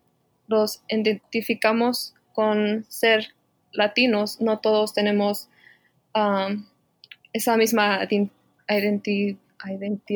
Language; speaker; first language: Spanish; early bilingual, heritage; Spanish